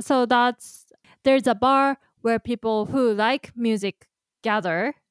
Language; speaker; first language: English; non-native, fluent; Japanese